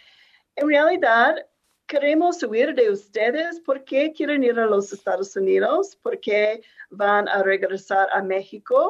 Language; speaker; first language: Spanish; non-native, fluent; English